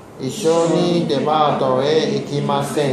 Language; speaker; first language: Japanese; non-native, learner; Chinese